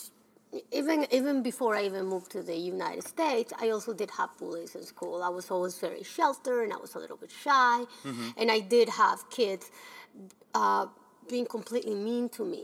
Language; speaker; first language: English; early bilingual, other home language; Spanish